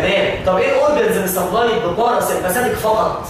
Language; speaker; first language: Arabic; native; Arabic